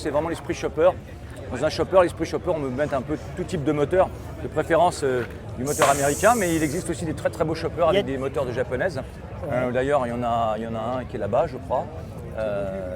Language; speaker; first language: French; native; French